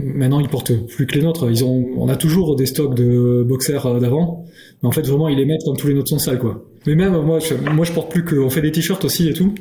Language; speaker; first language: French; native; French